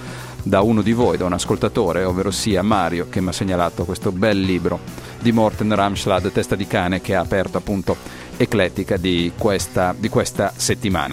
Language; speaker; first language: Italian; native; Italian